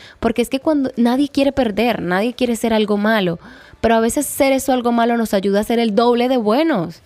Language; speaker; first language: Spanish; native; Spanish